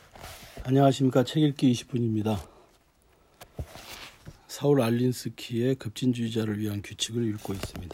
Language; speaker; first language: Korean; native; Korean